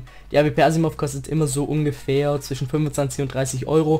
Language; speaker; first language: German; native; German